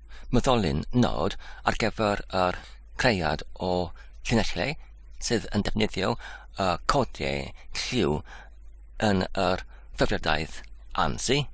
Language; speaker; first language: Welsh; non-native, fluent; English